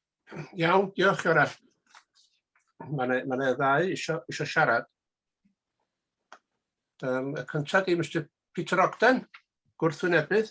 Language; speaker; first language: Welsh; native; Welsh